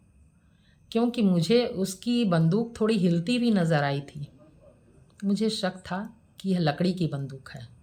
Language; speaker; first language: Hindi; native; Hindi